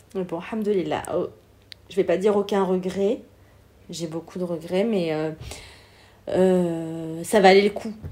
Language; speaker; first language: French; early bilingual, other home language; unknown